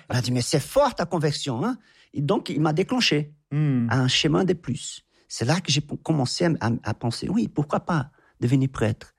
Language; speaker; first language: French; non-native, fluent; Portuguese